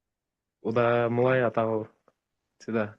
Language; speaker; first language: Indonesian; non-native, learner; Kyrgyz